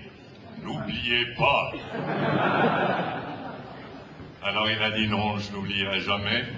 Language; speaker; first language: French; non-native, fluent; English